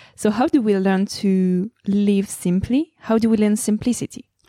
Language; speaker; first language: English; non-native, fluent; French